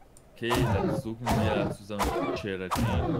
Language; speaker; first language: German; non-native, learner; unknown